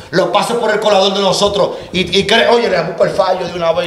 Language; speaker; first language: Spanish; native; Spanish